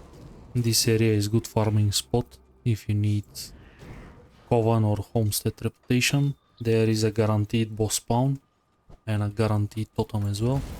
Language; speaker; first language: English; non-native, fluent; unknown